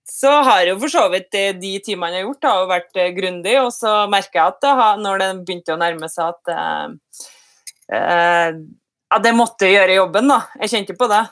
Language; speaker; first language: Norwegian; native; Norwegian